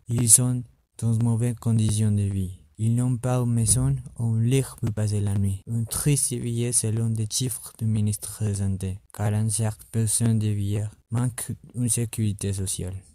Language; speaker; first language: French; non-native, learner; Spanish